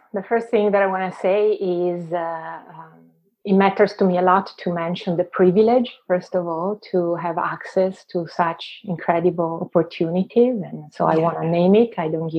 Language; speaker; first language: English; non-native, fluent; Italian